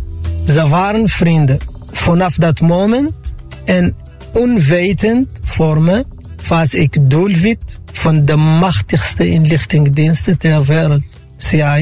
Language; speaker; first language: Dutch; non-native, fluent; Arabic